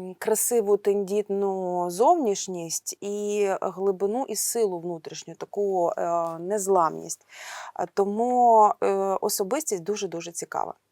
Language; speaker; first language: Ukrainian; non-native, local second language; Russian